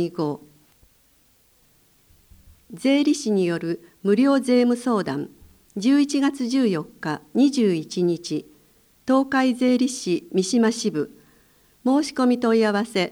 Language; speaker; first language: Japanese; native; Japanese